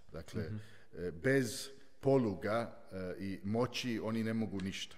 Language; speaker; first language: Croatian; early bilingual, heritage; Croatian